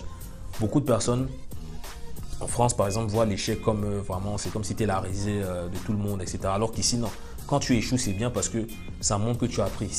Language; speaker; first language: French; native; French